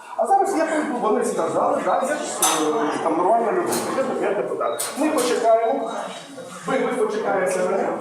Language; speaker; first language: Ukrainian; non-native, local second language; Russian